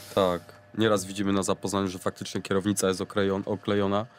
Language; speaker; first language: Polish; native; Polish